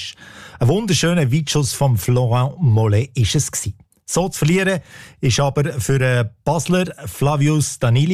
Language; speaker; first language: German; native; German